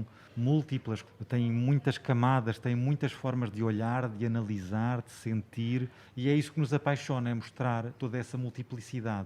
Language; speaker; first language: Portuguese; native; Portuguese